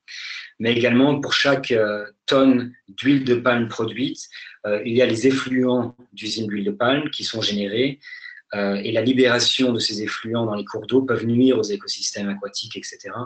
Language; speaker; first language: French; native; French